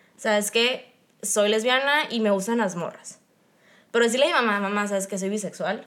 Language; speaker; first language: Spanish; native; Spanish